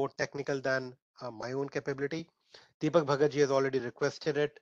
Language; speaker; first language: English; non-native, local second language; Hindi